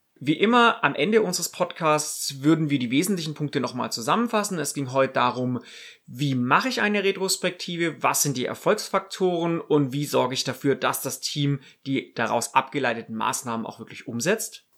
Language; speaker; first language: German; native; German